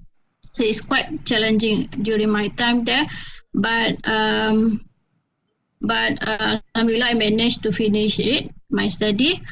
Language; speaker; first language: English; non-native, fluent; Malay